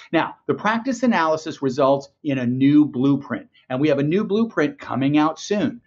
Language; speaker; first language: English; native; English